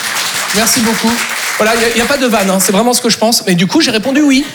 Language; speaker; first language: French; native; French